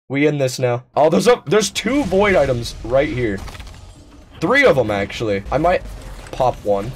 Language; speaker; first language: English; native; English